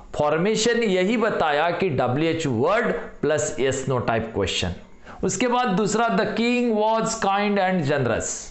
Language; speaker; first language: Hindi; non-native, local second language; Marathi